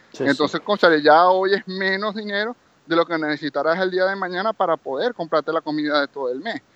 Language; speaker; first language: Spanish; native; Spanish